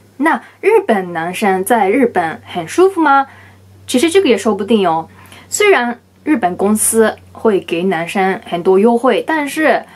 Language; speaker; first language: Chinese; non-native, fluent; Japanese